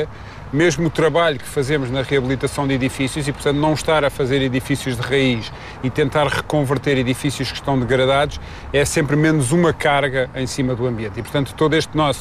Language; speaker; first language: Portuguese; native; Portuguese